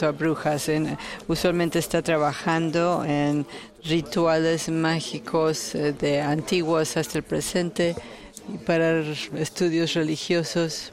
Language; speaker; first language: Spanish; non-native, fluent; English